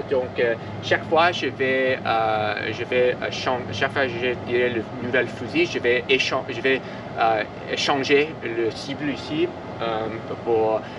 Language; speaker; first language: French; non-native, learner; English